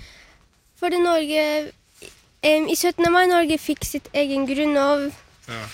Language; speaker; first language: Norwegian; early bilingual, other home language; Turkish